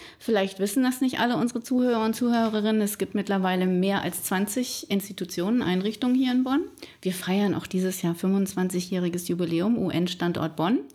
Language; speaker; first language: German; native; German